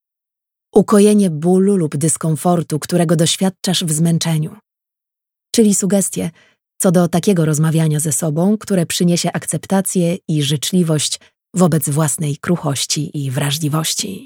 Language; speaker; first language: Polish; native; Polish